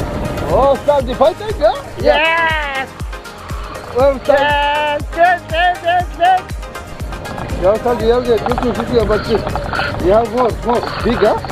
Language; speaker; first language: English; non-native, learner; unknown